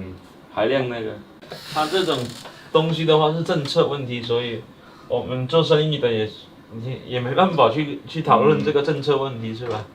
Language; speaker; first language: Chinese; native; Chinese